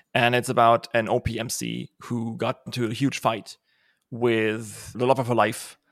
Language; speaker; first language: English; non-native, fluent; German